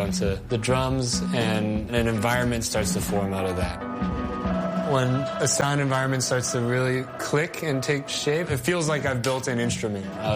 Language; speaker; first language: English; non-native, local second language; Cantonese